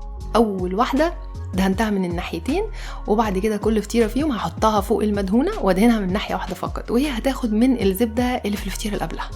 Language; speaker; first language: Arabic; native; Arabic